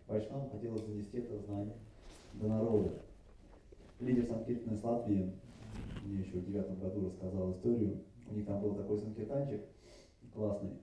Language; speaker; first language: Russian; native; Russian